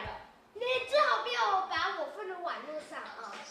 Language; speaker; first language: Chinese; early bilingual, heritage; Chinese